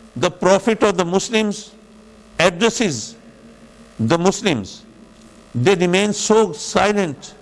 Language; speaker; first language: English; non-native, local second language; Urdu